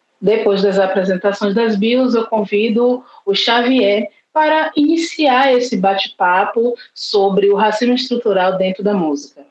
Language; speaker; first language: Portuguese; native; Portuguese